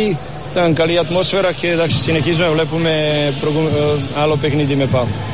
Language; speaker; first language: Greek; non-native, learner; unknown